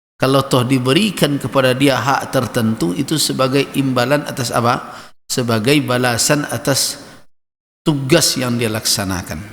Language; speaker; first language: Malay; non-native, local second language; Minangkabau